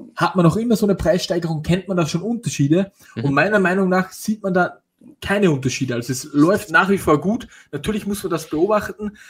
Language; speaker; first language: German; native; German